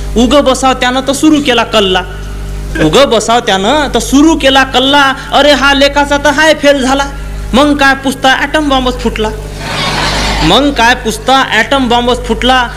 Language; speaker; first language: Marathi; non-native, local second language; Urdu